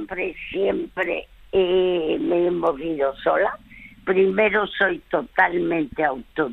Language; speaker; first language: Spanish; early bilingual, other home language; French